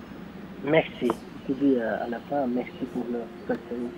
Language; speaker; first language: French; non-native, learner; Nepali